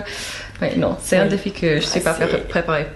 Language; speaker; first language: French; non-native, fluent; English